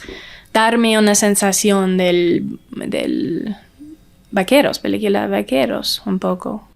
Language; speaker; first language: Spanish; non-native, learner; English